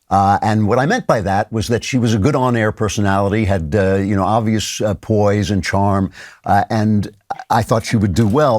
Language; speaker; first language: English; native; English